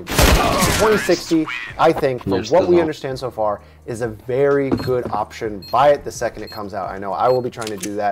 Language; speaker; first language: English; native; English